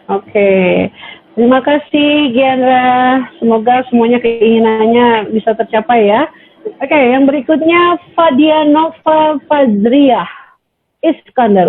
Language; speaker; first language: Indonesian; native; Indonesian